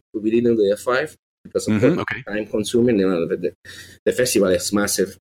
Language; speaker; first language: English; non-native, fluent; Spanish